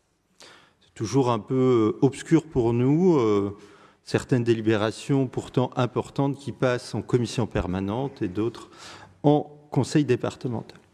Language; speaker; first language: French; native; French